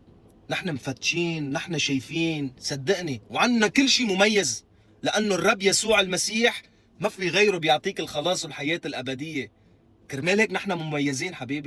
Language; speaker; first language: Arabic; native; Arabic